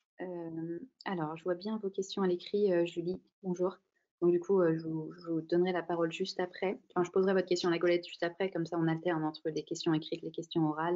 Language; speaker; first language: French; native; French